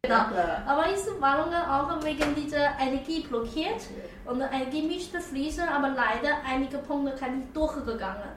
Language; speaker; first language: German; non-native, learner; Chinese